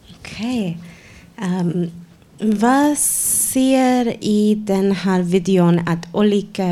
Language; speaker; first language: Swedish; non-native, fluent; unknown